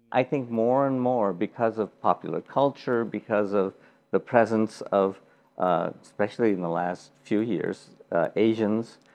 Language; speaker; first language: English; early bilingual, other home language; Japanese